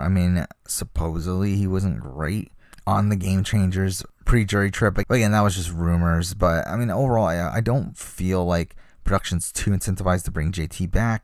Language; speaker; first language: English; native; English